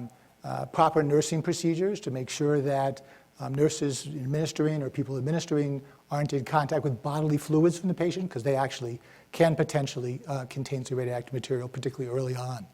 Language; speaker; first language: English; native; English